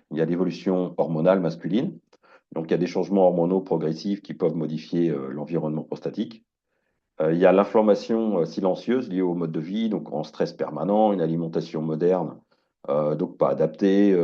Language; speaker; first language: French; native; French